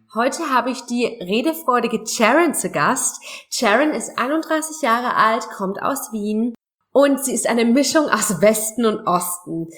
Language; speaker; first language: German; native; German